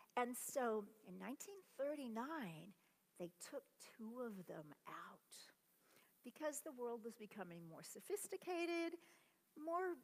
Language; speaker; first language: English; native; English